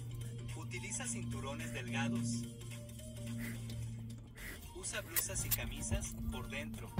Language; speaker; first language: Spanish; native; Spanish